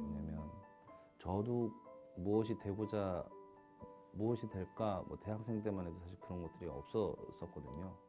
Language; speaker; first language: Korean; native; Korean